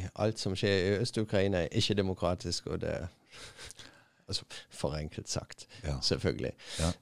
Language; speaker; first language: Norwegian; non-native, fluent; German